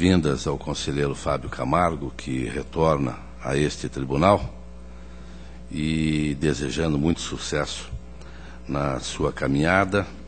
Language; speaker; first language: Portuguese; native; Portuguese